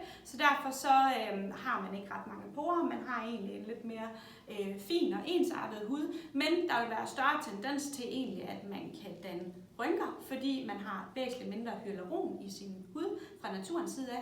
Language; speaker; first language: Danish; native; Danish